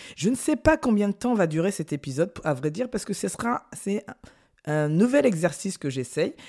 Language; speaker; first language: French; native; French